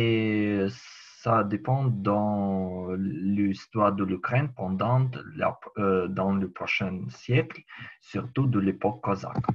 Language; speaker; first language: French; non-native, learner; Ukrainian